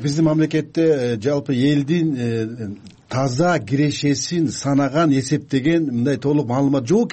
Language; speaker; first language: Kyrgyz; native; Kyrgyz